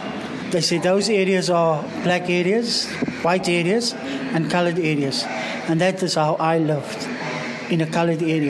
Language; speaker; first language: English; non-native, local second language; Afrikaans